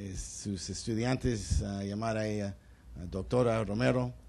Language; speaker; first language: Spanish; early bilingual, other home language; English